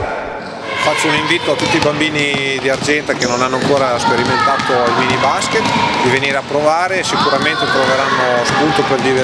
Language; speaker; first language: Italian; native; Italian